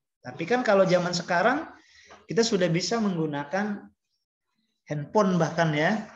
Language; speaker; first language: Indonesian; native; Indonesian